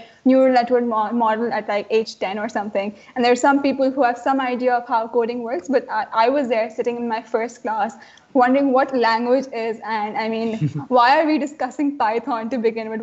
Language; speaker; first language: English; non-native, local second language; Urdu